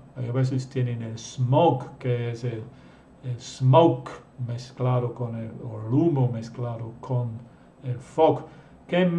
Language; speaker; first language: Spanish; non-native, fluent; English